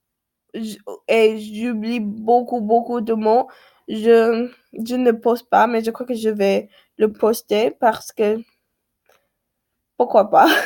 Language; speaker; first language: French; non-native, learner; English